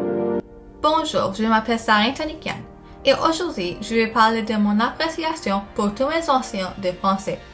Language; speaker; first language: French; early bilingual, other home language; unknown